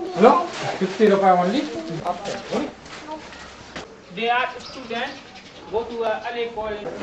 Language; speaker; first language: English; non-native, local second language; Hindi